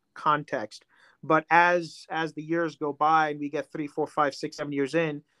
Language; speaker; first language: English; non-native, local second language; Hindi